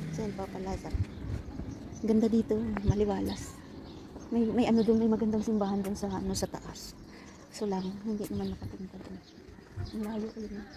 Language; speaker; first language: Filipino; non-native, local second language; Hiligaynon